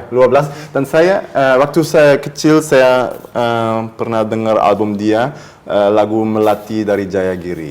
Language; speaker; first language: Indonesian; early bilingual, heritage; German